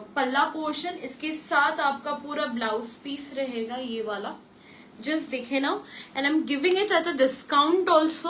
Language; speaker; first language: Hindi; non-native, local second language; Bangla